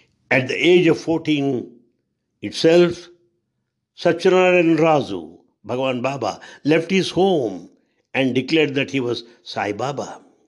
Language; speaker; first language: English; non-native, local second language; Telugu